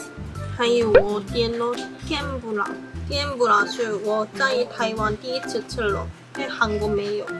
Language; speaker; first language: Chinese; non-native, learner; Korean